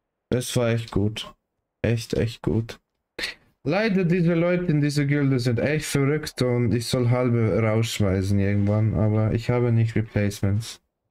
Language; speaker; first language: German; non-native, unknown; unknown